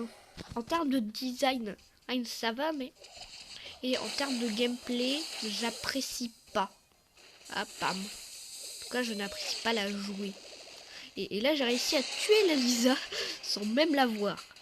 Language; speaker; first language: French; native; French